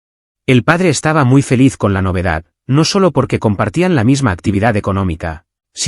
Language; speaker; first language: Spanish; native; Spanish